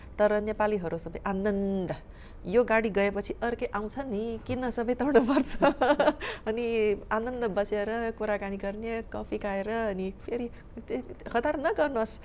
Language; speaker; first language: Nepali; non-native, fluent; Chinese